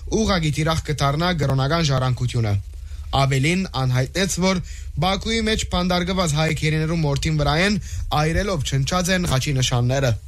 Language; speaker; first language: Armenian; early bilingual, heritage; Armenian